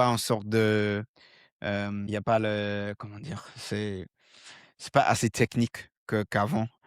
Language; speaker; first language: French; non-native, fluent; English